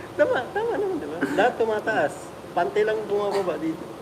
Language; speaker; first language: Filipino; native; Filipino